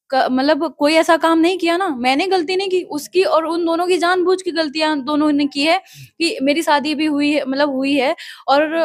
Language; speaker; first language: Hindi; native; Hindi